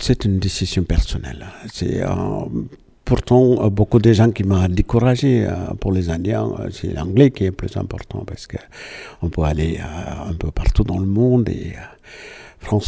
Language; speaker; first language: French; non-native, fluent; Malayalam